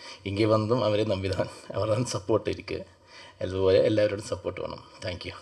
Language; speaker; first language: Tamil; non-native, learner; Malayalam